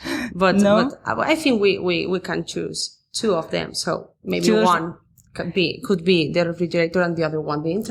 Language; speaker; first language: English; non-native, fluent; Spanish